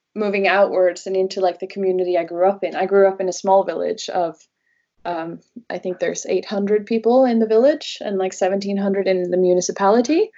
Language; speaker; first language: English; non-native, fluent; Norwegian